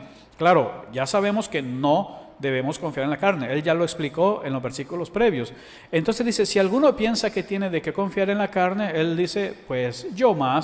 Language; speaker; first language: Spanish; native; Spanish